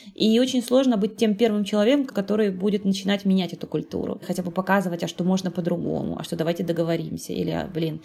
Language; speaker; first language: Russian; native; Russian